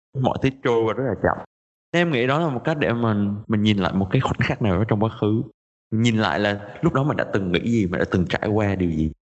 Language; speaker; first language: Vietnamese; native; Vietnamese